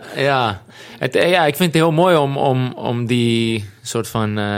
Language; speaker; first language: Dutch; non-native, fluent; Greek